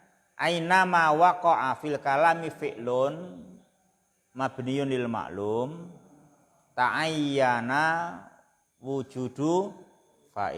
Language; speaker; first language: Arabic; non-native, fluent; Indonesian